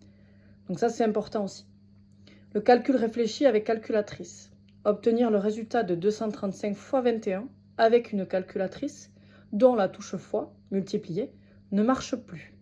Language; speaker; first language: French; native; French